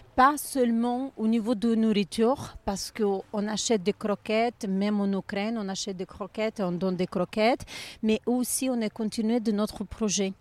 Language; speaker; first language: French; non-native, learner; Ukrainian